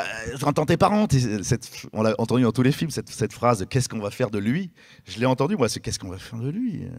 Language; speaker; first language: French; native; French